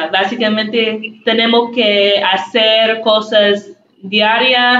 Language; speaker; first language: Spanish; non-native, learner; English